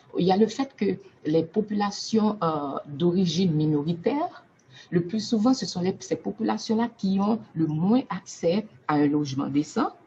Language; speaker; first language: French; non-native, local second language; Haitian Creole